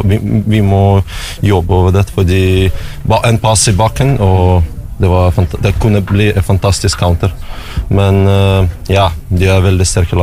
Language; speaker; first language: Norwegian; non-native, learner; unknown